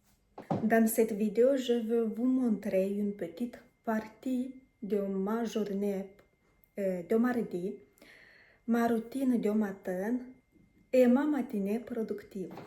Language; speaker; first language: French; non-native, learner; Romanian